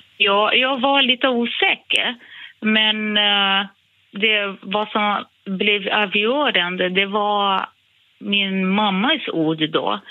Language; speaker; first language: Swedish; non-native, fluent; Portuguese